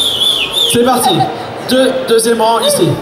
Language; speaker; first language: French; native; French